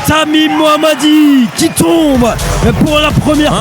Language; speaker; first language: French; native; French